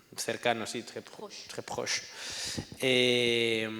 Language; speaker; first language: French; non-native, learner; Spanish